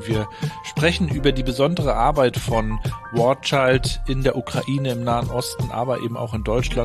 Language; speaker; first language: German; native; German